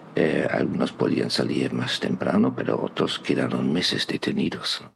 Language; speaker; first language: Spanish; non-native, fluent; German